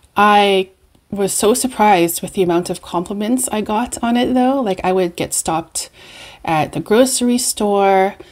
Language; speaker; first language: English; native; English